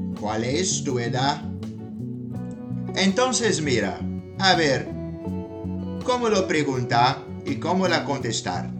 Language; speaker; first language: Spanish; non-native, fluent; Portuguese